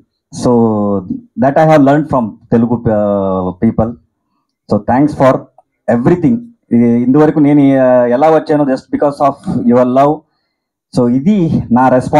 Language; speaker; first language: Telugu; non-native, local second language; Kannada